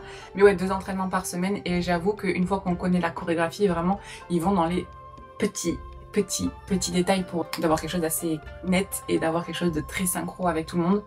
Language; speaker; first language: French; native; French